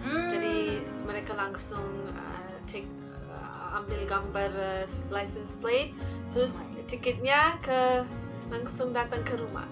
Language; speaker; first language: Indonesian; non-native, fluent; English